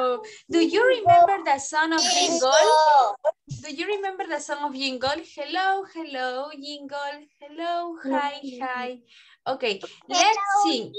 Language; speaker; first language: English; non-native, learner; Spanish